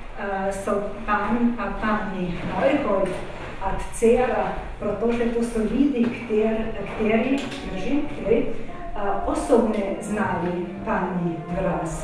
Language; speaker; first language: Czech; non-native, fluent; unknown